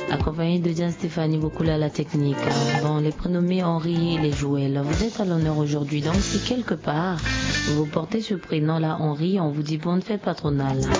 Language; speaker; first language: French; non-native, local second language; Sango